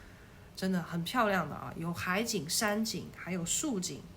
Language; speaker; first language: Chinese; native; Chinese